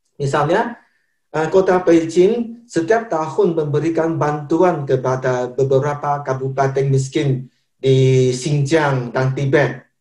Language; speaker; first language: Indonesian; non-native, fluent; Chinese